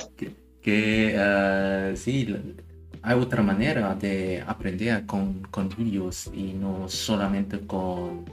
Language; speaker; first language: Spanish; non-native, learner; German